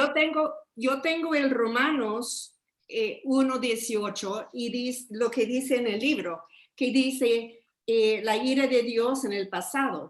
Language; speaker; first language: Spanish; early bilingual, heritage; English